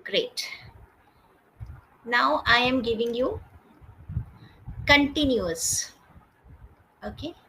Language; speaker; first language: English; non-native, fluent; Hindi